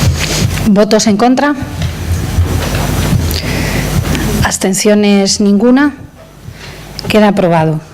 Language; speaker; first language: Spanish; native; Spanish